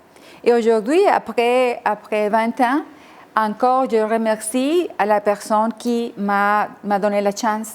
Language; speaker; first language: French; non-native, fluent; Spanish